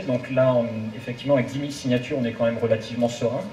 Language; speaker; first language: French; native; French